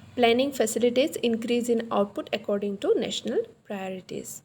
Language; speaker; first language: English; non-native, local second language; Assamese